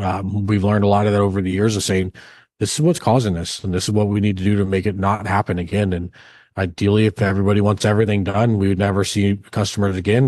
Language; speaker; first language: English; native; English